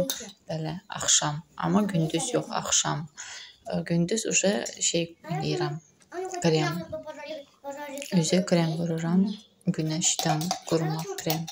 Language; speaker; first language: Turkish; non-native, learner; Azerbaijani